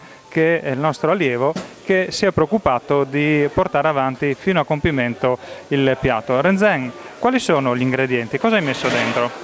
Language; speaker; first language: Italian; native; Italian